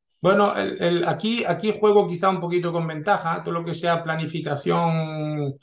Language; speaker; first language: Spanish; early bilingual, heritage; Spanish